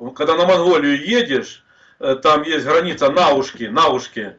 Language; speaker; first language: Russian; native; Russian